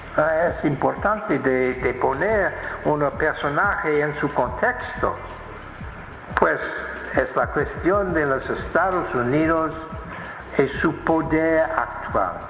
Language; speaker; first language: Spanish; non-native, fluent; English